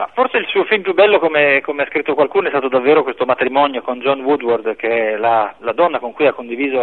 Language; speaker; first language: Italian; native; Italian